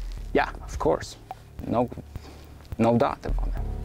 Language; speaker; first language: English; non-native, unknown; Ukrainian